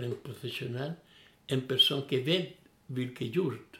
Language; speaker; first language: Swedish; non-native, learner; Spanish